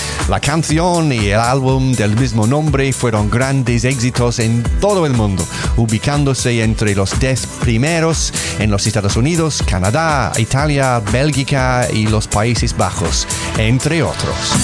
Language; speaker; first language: Spanish; non-native, learner; English